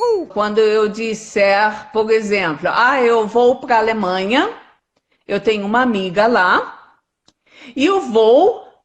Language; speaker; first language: Portuguese; non-native, fluent; German